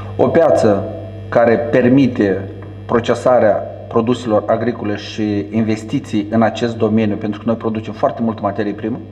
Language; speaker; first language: Romanian; native; Romanian